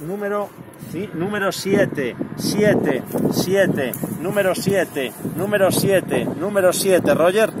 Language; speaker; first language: Spanish; non-native, learner; Portuguese